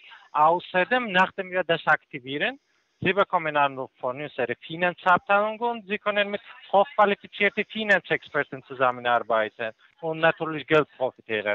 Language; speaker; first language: German; non-native, fluent; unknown